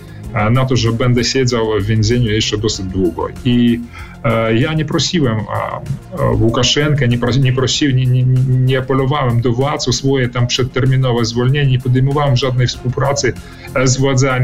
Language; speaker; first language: Polish; early bilingual, heritage; Polish